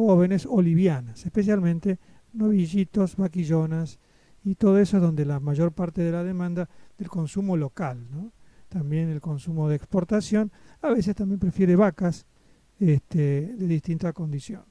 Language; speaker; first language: Spanish; native; Spanish